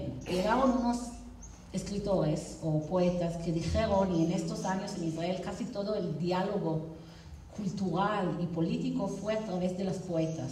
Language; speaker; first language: Spanish; non-native, fluent; Hebrew